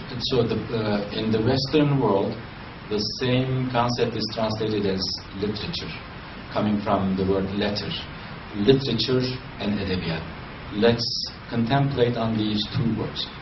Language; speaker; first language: English; non-native, fluent; Turkish